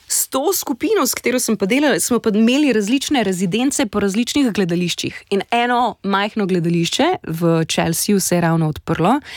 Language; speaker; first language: Slovenian; native; Slovenian